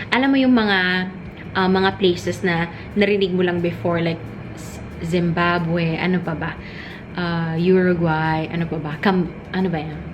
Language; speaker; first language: Filipino; non-native, local second language; Cebuano